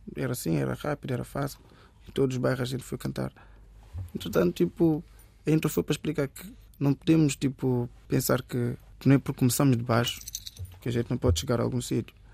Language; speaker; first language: Portuguese; early bilingual, other home language; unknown